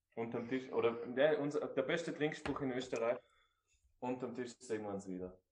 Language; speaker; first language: German; native; German